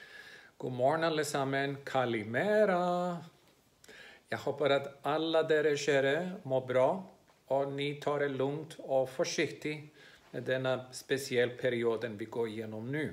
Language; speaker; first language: Swedish; non-native, fluent; Greek